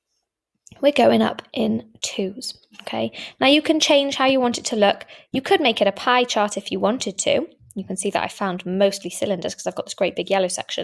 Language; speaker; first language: English; native; English